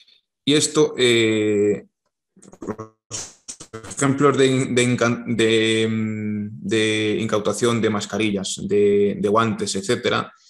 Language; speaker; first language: Spanish; native; Spanish